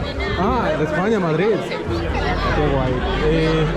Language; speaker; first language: Spanish; non-native, learner; Swahili